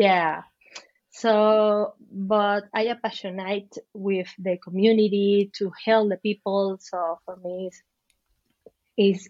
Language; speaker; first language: English; non-native, learner; Spanish